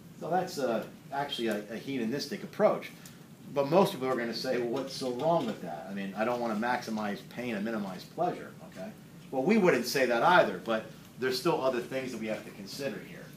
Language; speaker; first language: English; native; English